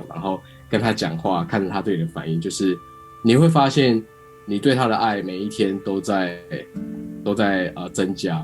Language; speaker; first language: Chinese; native; Chinese